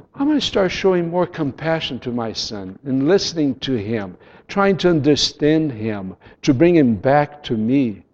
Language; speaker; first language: English; non-native, fluent; Portuguese